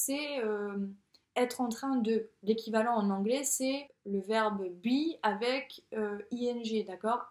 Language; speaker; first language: French; native; French